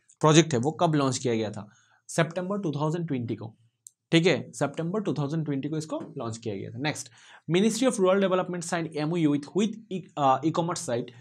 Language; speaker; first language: Hindi; non-native, local second language; Bangla